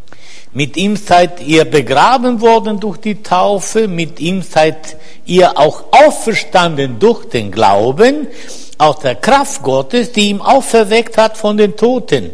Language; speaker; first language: German; non-native, fluent; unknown